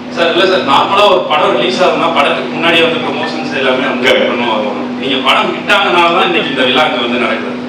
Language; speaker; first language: Tamil; native; Tamil